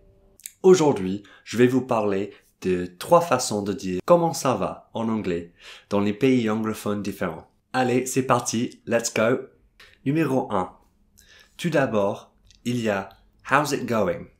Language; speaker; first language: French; non-native, fluent; English